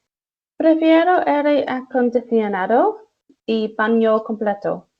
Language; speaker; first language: Spanish; non-native, learner; English